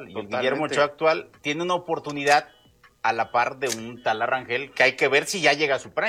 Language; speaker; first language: Spanish; native; Spanish